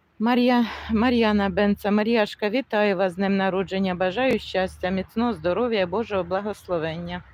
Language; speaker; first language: Ukrainian; native; Ukrainian